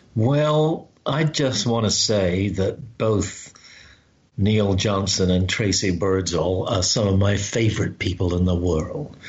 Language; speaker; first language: English; native; English